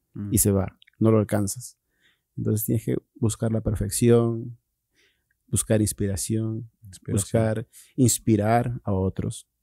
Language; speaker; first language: Spanish; native; Spanish